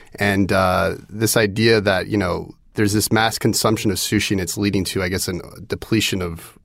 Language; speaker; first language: English; native; English